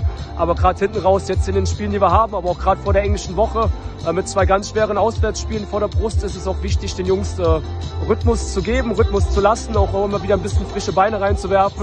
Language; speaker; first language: German; native; German